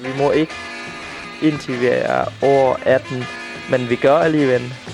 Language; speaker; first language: Danish; non-native, learner; Thai